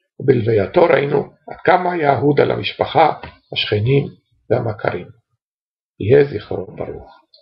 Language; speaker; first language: Hebrew; early bilingual, other home language; Romanian